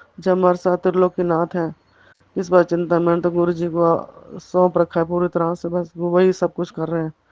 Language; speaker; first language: Hindi; native; Hindi